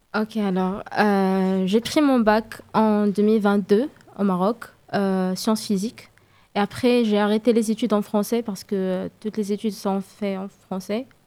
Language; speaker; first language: French; non-native, local second language; Arabic